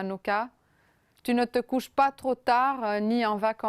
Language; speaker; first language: French; non-native, fluent; Romanian